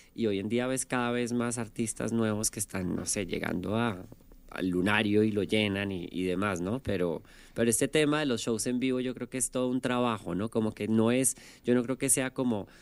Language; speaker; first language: Spanish; native; Spanish